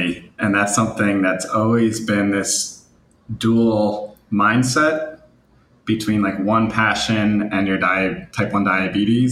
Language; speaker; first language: English; native; English